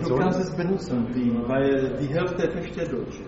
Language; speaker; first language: German; non-native, learner; Slovak